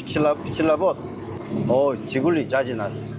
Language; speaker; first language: Russian; non-native, learner; Korean